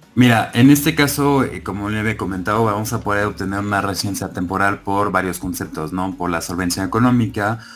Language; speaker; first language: Spanish; non-native, fluent; French